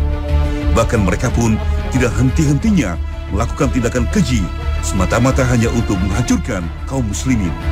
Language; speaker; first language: Indonesian; native; Indonesian